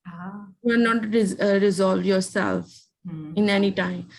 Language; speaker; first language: English; non-native, learner; Urdu